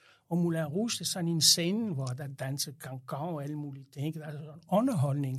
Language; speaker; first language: Danish; non-native, fluent; French